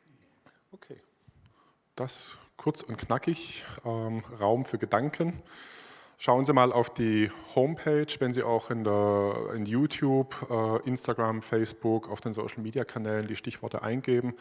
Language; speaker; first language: German; native; German